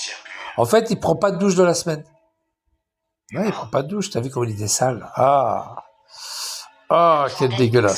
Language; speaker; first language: French; native; French